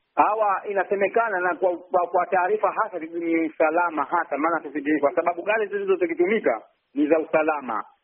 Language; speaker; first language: Swahili; native; Swahili